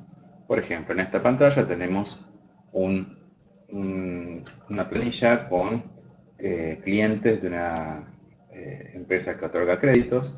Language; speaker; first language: Spanish; native; Spanish